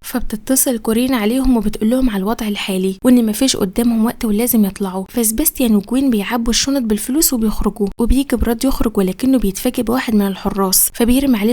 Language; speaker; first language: Arabic; native; Arabic